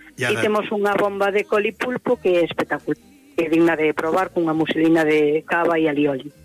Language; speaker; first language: Galician; native; Galician